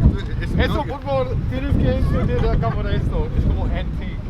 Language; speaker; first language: Spanish; non-native, learner; English